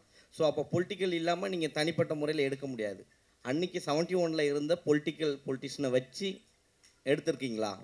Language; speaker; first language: Tamil; native; Tamil